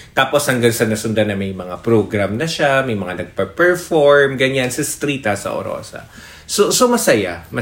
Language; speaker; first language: Filipino; native; Filipino